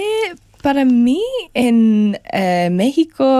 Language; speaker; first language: Spanish; non-native, learner; English